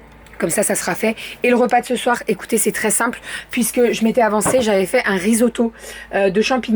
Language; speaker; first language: French; native; French